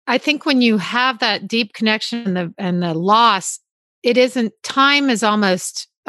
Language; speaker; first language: English; native; English